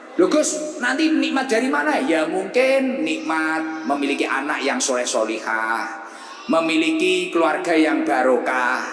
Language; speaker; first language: Indonesian; native; Indonesian